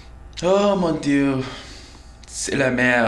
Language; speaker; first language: French; non-native, learner; Spanish